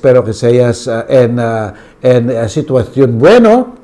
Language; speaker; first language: Spanish; non-native, learner; Filipino